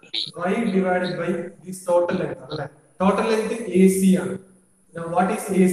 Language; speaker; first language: English; non-native, local second language; Malayalam